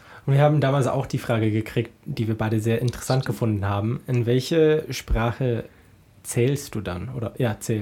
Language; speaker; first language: German; non-native, fluent; English